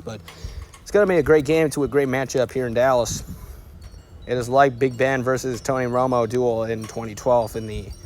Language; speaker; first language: English; native; English